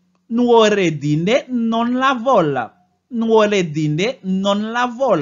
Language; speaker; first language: Italian; non-native, learner; Haitian Creole